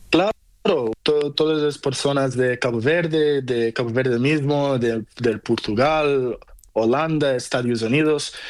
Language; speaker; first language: Spanish; non-native, learner; Portuguese